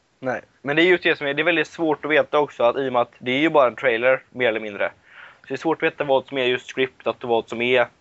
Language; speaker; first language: Swedish; native; Swedish